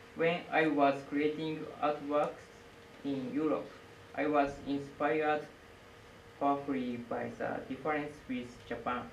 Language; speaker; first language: English; non-native, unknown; Japanese